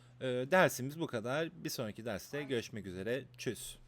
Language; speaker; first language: Turkish; native; Turkish